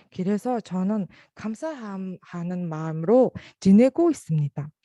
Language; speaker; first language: Korean; non-native, learner; Mongolian